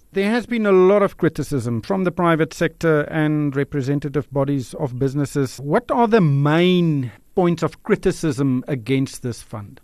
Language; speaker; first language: English; non-native, local second language; Afrikaans